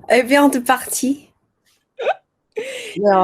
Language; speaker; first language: French; non-native, learner; Korean